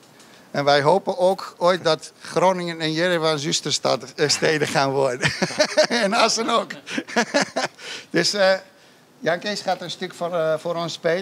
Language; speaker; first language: Dutch; non-native, fluent; Armenian